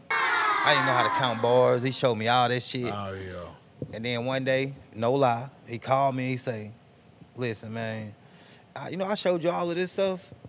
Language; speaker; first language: English; native; English